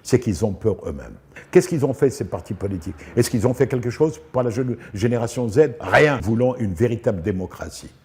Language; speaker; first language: French; non-native, local second language; Arabic